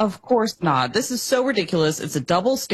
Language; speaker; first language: English; native; English